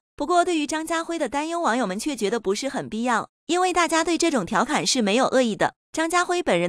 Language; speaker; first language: Chinese; native; Chinese